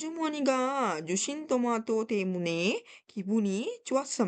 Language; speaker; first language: Korean; non-native, fluent; Sinhala